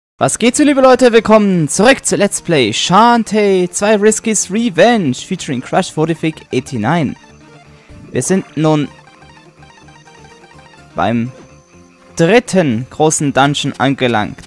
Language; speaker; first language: German; native; German